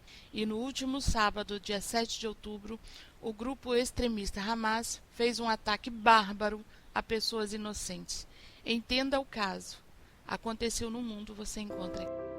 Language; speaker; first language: Portuguese; native; Portuguese